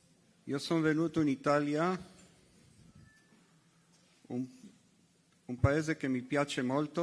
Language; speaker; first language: Italian; non-native, fluent; Hebrew